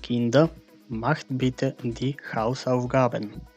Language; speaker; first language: German; non-native, fluent; Macedonian